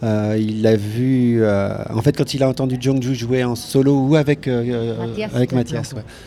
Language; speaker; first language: French; native; French